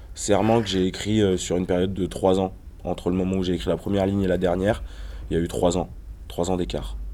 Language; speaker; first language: French; native; French